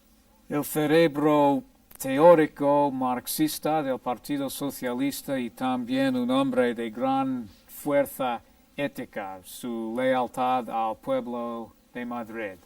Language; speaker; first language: Spanish; non-native, fluent; English